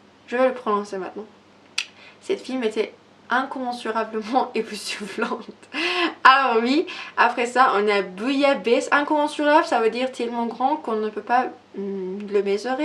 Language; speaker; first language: French; non-native, learner; Persian